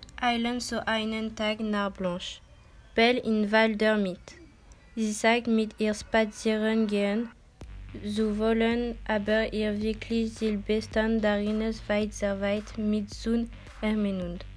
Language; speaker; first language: German; non-native, learner; French